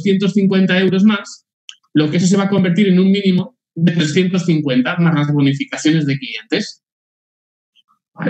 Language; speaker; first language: Spanish; native; Spanish